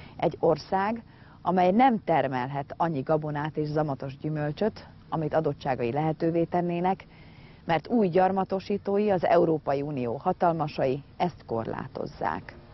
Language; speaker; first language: Hungarian; native; Hungarian